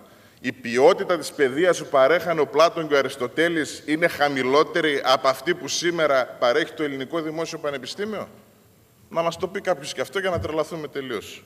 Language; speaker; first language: Greek; native; Greek